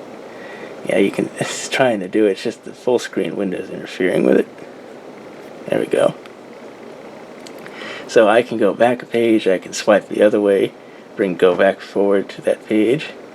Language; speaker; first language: English; native; English